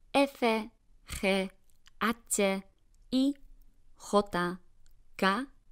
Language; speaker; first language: Spanish; non-native, fluent; Polish